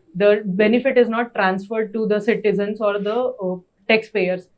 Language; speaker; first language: English; non-native, local second language; Gujarati